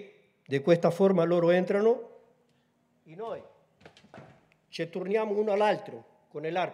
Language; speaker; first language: Italian; non-native, learner; Spanish